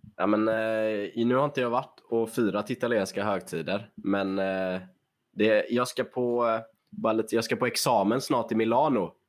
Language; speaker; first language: Swedish; native; Swedish